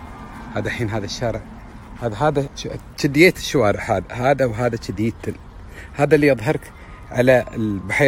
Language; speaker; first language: Arabic; native; Arabic